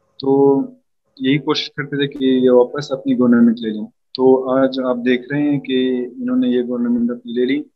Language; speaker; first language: Hindi; non-native, fluent; Pashto